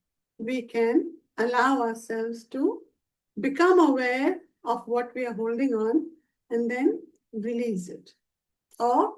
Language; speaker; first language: English; non-native, local second language; Hindi